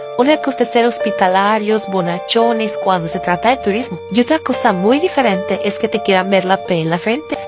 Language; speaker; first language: Spanish; native; Spanish